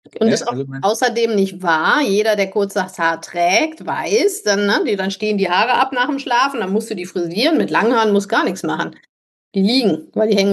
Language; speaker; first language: German; native; German